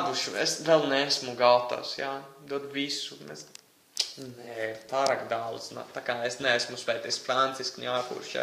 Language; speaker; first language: Latvian; non-native, fluent; Italian